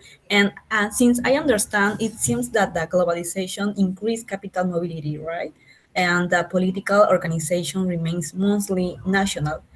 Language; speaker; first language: English; non-native, learner; Spanish